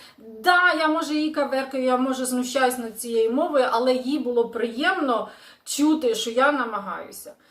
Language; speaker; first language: Ukrainian; non-native, local second language; Russian